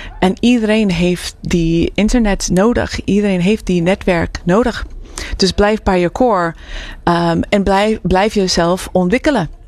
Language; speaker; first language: Dutch; non-native, fluent; English